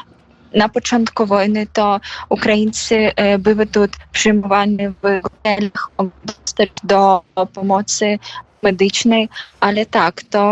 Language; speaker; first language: Polish; non-native, fluent; Ukrainian